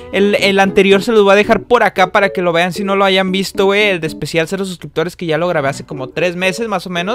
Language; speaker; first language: Spanish; native; Spanish